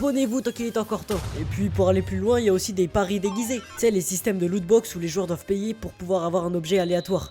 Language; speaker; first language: French; native; French